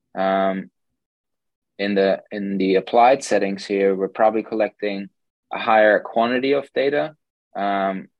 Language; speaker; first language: English; non-native, fluent; German